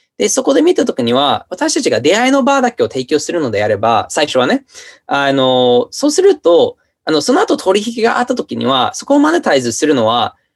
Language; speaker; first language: Japanese; non-native, fluent; English